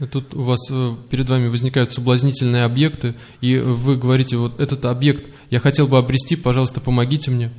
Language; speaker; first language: Russian; native; Russian